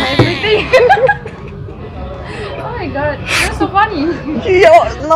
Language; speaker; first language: English; non-native, learner; Indonesian